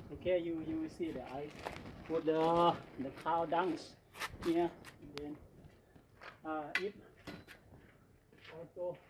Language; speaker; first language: English; non-native, learner; Thai